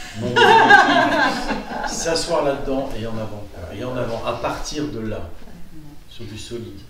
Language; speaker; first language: French; native; French